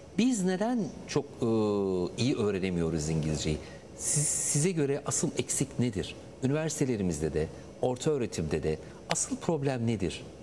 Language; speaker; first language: Turkish; native; Turkish